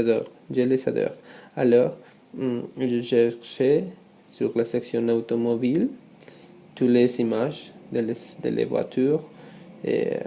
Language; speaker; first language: French; non-native, learner; Spanish